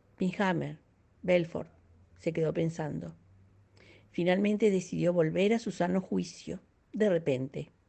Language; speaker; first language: Spanish; native; Spanish